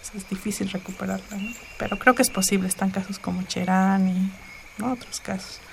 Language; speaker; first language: Spanish; non-native, local second language; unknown